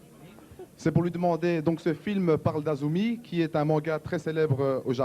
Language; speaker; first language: French; native; French